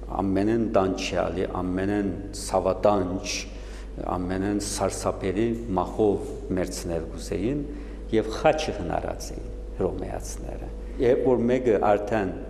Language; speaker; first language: Armenian; early bilingual, heritage; Armenian